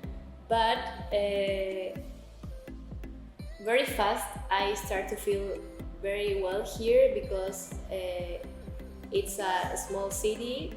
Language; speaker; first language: English; non-native, learner; Spanish